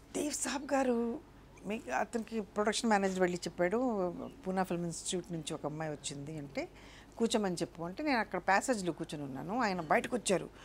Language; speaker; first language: Telugu; non-native, local second language; Urdu